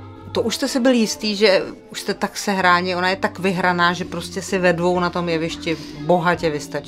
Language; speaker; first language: Czech; native; Czech